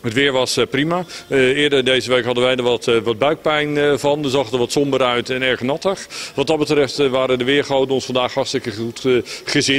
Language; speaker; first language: Dutch; native; Dutch